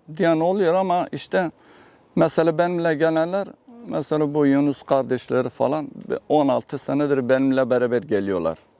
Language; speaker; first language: Turkish; non-native, local second language; Kurdish